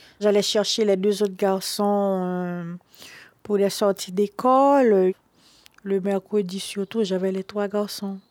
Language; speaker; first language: French; non-native, local second language; Haitian Creole